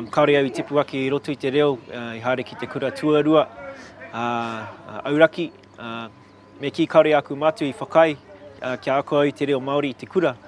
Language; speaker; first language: Māori; non-native, local second language; English